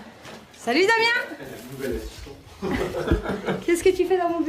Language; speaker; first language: French; native; French